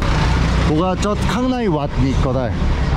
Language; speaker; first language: Thai; non-native, learner; Korean